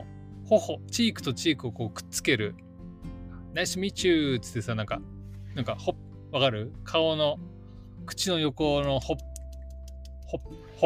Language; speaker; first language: Japanese; native; Japanese